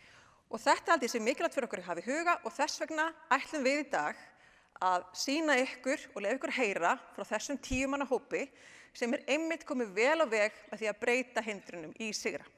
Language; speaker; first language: Icelandic; native; Icelandic